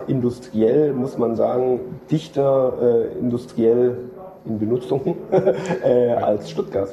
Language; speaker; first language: German; native; German